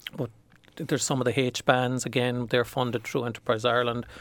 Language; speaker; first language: English; native; English